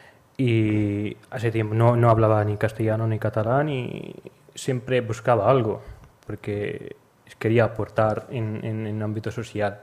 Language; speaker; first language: Spanish; non-native, learner; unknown